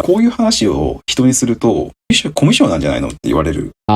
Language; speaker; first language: Japanese; native; Japanese